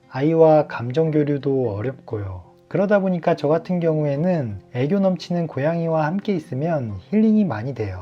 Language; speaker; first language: Korean; native; Korean